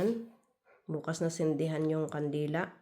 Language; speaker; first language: Filipino; native; Filipino